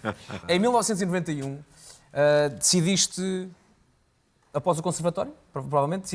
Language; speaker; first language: Portuguese; native; Portuguese